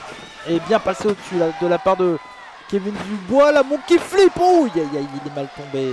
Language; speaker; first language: French; native; French